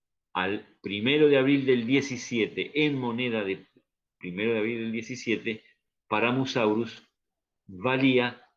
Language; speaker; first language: Spanish; native; Spanish